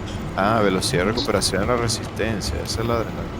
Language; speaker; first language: Spanish; native; Spanish